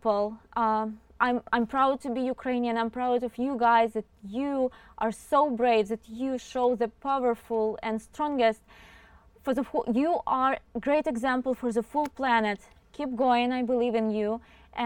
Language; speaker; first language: English; non-native, fluent; Ukrainian